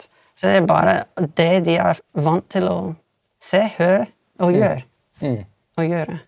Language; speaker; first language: Swedish; non-native, fluent; English